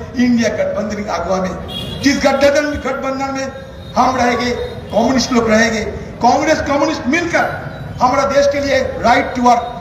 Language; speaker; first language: Hindi; non-native, local second language; Bangla